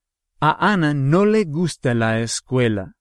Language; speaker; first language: Spanish; non-native, fluent; English